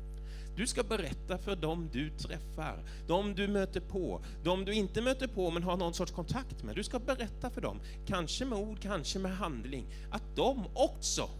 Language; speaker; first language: Swedish; native; Swedish